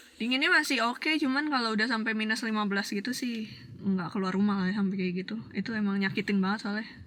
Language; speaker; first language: Indonesian; native; Indonesian